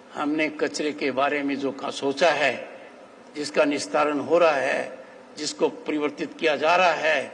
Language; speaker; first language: Hindi; native; Hindi